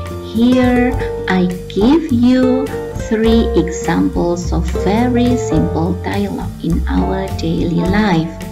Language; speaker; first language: English; non-native, fluent; Indonesian